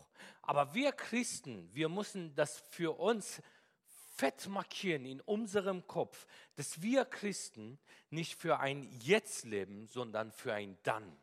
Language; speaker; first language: German; non-native, fluent; Persian